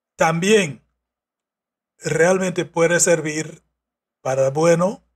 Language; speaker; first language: Spanish; non-native, fluent; English